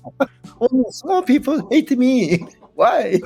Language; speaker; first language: English; non-native, learner; Korean